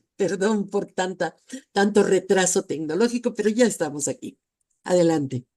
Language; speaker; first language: Spanish; native; Spanish